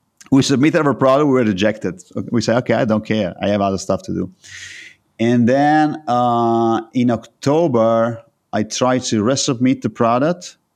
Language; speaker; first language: English; non-native, fluent; Italian